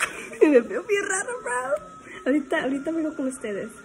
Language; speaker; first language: Spanish; early bilingual, other home language; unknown